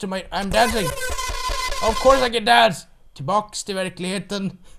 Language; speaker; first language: Swedish; native; Swedish